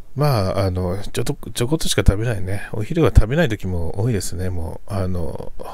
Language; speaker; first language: Japanese; native; Japanese